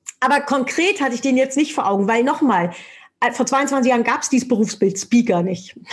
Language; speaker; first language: German; native; German